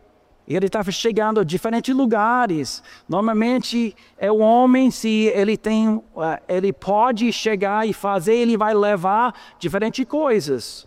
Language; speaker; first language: Portuguese; non-native, fluent; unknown